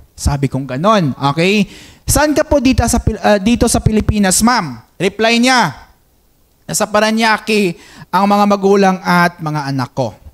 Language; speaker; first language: Filipino; non-native, local second language; Hiligaynon